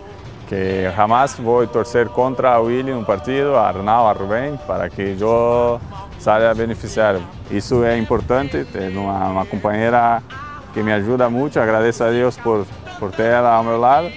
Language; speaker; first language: Spanish; non-native, learner; Portuguese